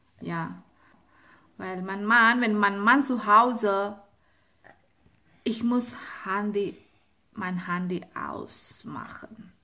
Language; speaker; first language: German; non-native, learner; Indonesian